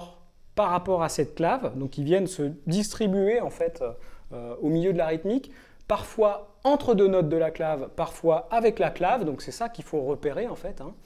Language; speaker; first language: French; native; French